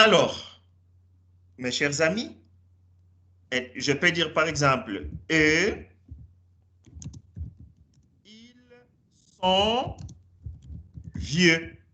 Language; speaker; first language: French; non-native, fluent; Spanish